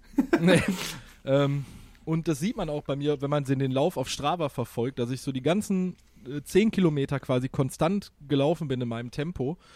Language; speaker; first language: German; native; German